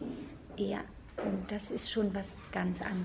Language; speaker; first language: German; non-native, fluent; Vietnamese